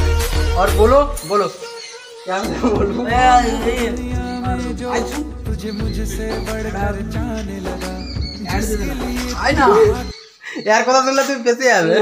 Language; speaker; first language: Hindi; non-native, learner; Bangla